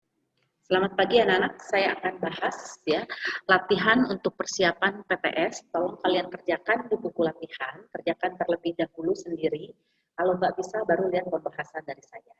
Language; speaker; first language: Indonesian; native; Indonesian